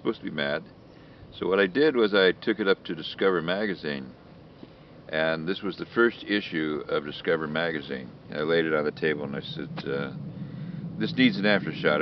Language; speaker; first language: English; native; English